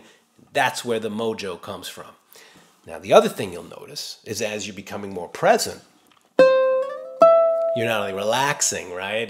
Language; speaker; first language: English; native; English